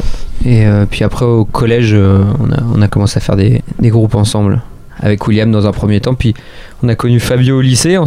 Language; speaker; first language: French; native; French